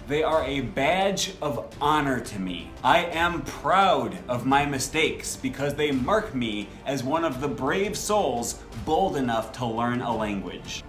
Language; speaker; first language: English; native; English